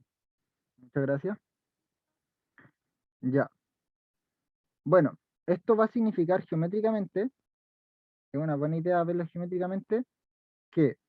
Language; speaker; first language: Spanish; native; Spanish